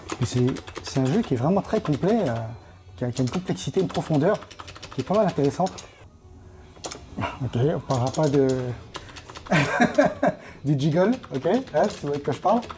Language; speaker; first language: French; native; French